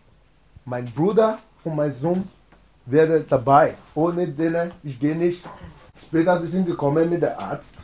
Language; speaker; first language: German; non-native, learner; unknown